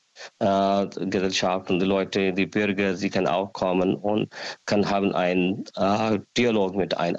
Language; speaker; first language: German; non-native, learner; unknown